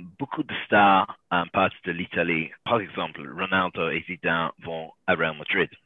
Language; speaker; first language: French; non-native, learner; English